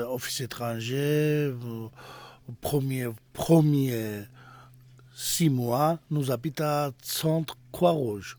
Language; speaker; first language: French; non-native, learner; Georgian